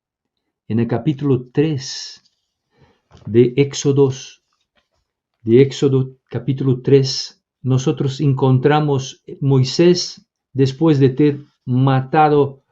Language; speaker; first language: Spanish; non-native, fluent; Portuguese